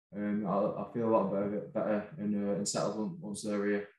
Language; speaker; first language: English; native; English